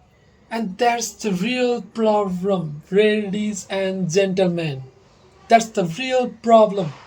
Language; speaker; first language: English; non-native, local second language; Nepali